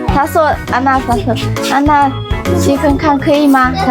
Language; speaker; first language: Chinese; non-native, learner; Lao